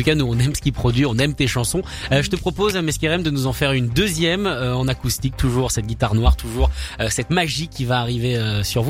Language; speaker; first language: French; native; French